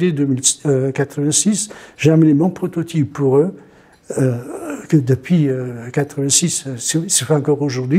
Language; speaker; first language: French; non-native, fluent; Italian